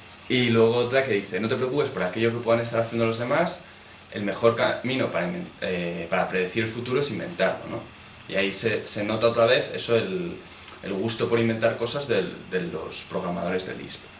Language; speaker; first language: Spanish; native; Spanish